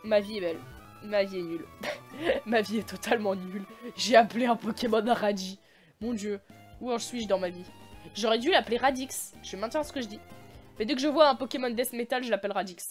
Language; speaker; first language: French; native; French